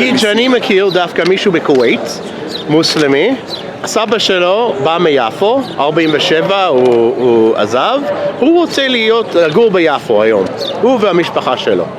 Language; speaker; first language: Hebrew; non-native, fluent; English